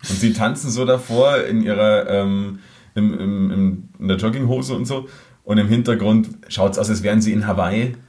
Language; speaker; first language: German; native; German